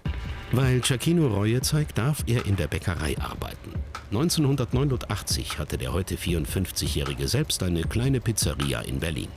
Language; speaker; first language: German; native; German